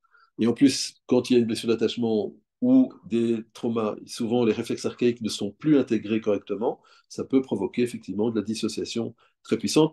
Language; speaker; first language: French; native; French